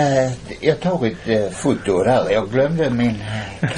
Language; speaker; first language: Swedish; non-native, fluent; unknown